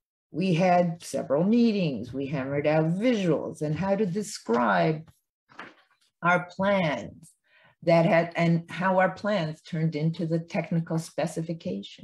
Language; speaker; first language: English; early bilingual, other home language; Ukrainian